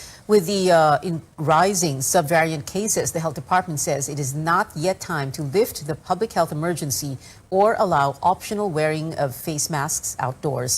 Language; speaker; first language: English; non-native, local second language; Filipino